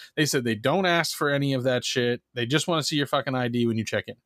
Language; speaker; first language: English; native; English